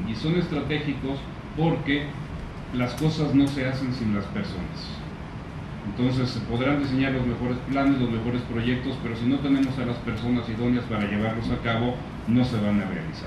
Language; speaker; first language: Spanish; native; Spanish